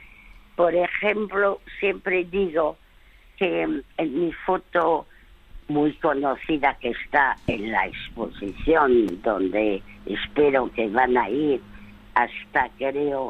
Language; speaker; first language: Spanish; early bilingual, other home language; French